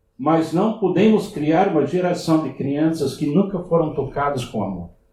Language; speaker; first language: Portuguese; non-native, fluent; English